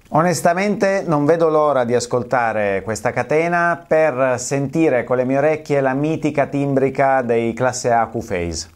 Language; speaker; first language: Italian; native; Italian